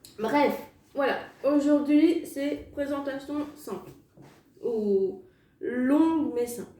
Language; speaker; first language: French; native; French